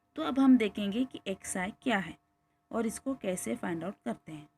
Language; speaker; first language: Hindi; non-native, local second language; Kannada